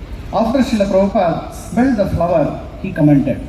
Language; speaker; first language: English; non-native, local second language; Telugu